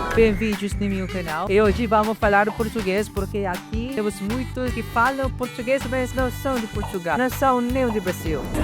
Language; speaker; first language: Portuguese; non-native, fluent; Filipino